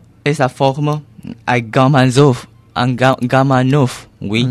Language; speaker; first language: French; non-native, learner; Chinese